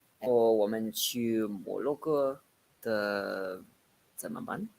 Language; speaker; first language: Chinese; non-native, learner; English